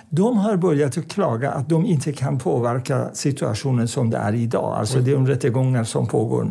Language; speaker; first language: Swedish; non-native, fluent; Persian